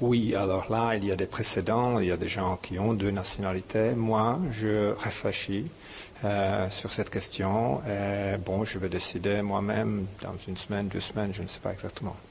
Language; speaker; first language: French; non-native, fluent; Czech